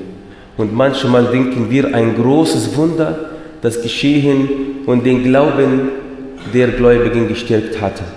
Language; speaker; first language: German; non-native, fluent; Arabic